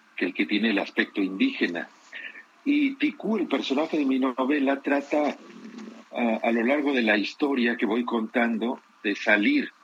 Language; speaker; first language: Spanish; native; Spanish